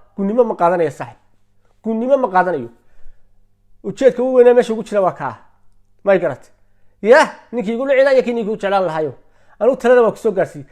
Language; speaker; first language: Somali; native; Somali